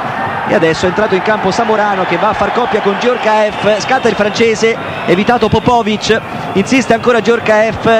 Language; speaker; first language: Italian; native; Italian